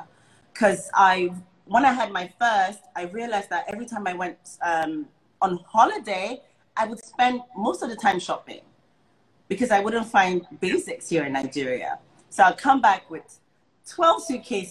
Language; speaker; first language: English; non-native, local second language; Igbo